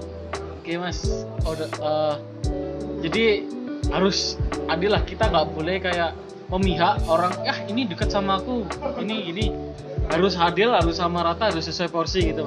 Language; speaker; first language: Indonesian; native; Indonesian